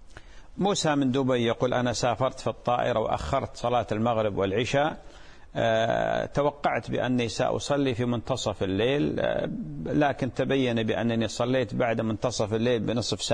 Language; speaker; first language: Arabic; native; Arabic